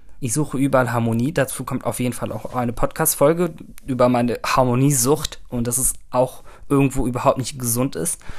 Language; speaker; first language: German; early bilingual, other home language; Turkish